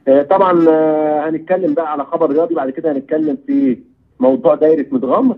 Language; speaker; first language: Arabic; native; Arabic